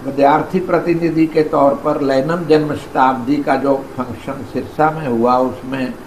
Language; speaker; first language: Hindi; non-native, local second language; Punjabi